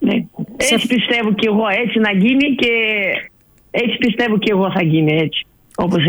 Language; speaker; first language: Greek; non-native, learner; Russian